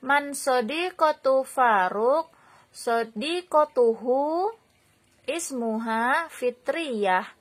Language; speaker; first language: Arabic; non-native, fluent; Indonesian